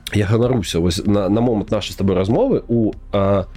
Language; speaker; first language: Belarusian; native; Belarusian